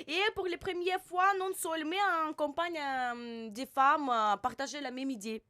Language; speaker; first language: French; non-native, learner; Russian